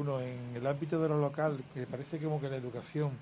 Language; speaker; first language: Spanish; native; Spanish